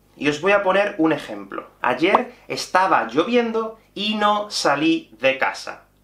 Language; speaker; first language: Spanish; native; Spanish